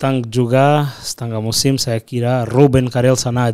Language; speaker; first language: Indonesian; non-native, fluent; Portuguese